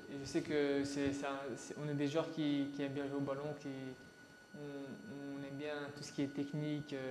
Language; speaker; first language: French; early bilingual, other home language; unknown